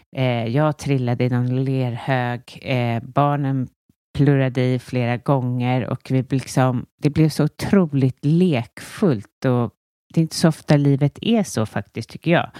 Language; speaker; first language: Swedish; native; Swedish